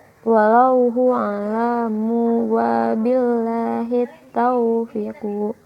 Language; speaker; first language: Arabic; non-native, learner; Indonesian